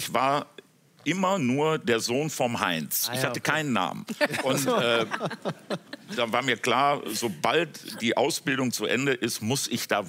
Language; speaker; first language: German; native; German